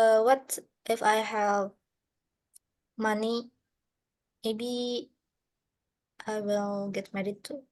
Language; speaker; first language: English; non-native, learner; Indonesian